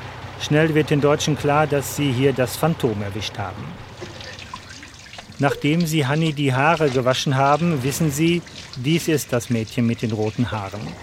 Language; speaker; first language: German; native; German